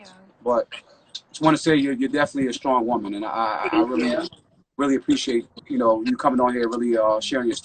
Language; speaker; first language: English; native; English